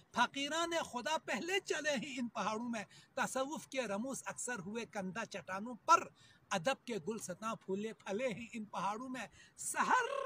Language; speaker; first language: Urdu; native; Urdu